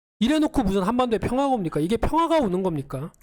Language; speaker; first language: Korean; native; Korean